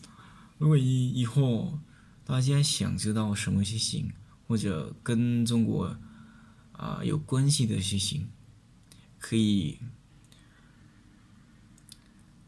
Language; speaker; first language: Chinese; non-native, learner; Lao